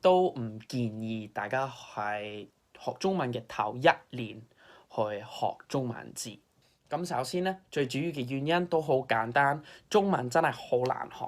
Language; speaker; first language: Cantonese; non-native, fluent; English